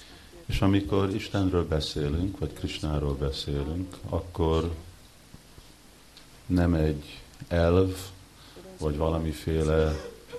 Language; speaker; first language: Hungarian; early bilingual, heritage; Hungarian